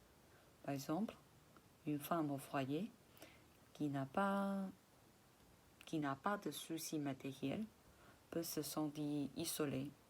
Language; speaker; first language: French; non-native, fluent; Chinese